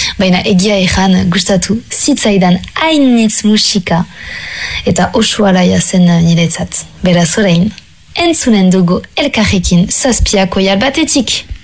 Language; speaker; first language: Basque; non-native, local second language; French